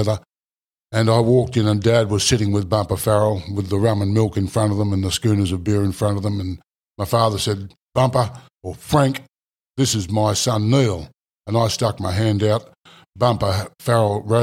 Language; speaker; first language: English; native; English